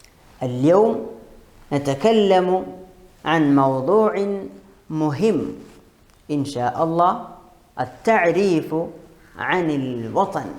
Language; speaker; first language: Arabic; non-native, fluent; Malayalam